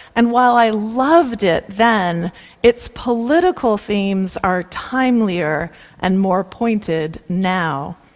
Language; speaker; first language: English; native; English